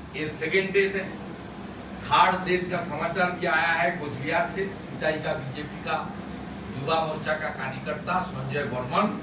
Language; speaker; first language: Hindi; non-native, local second language; Bangla